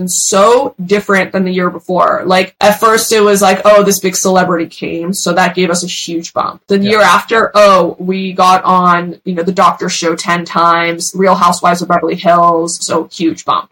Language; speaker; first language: English; early bilingual, other home language; Persian